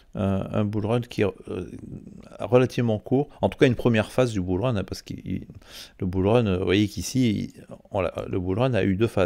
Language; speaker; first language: French; native; French